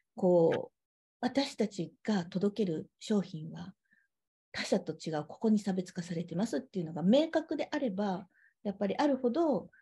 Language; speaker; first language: Japanese; native; Japanese